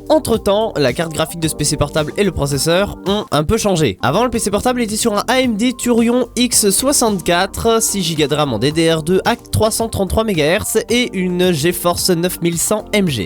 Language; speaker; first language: French; native; French